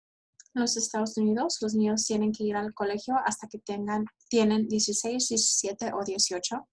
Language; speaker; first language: Spanish; early bilingual, heritage; Spanish